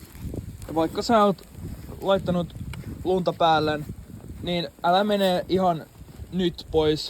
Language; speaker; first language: Finnish; non-native, local second language; Swedish